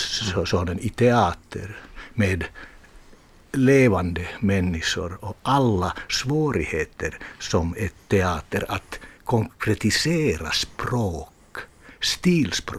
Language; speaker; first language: Swedish; non-native, learner; Finnish